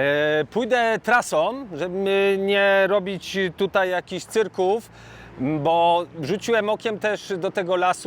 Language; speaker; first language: Polish; native; Polish